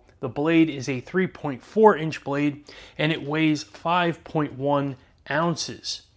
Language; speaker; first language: English; native; English